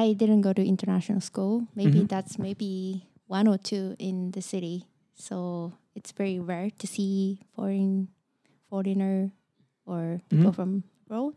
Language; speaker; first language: English; non-native, learner; Japanese